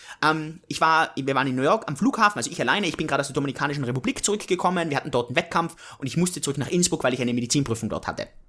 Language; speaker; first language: German; native; German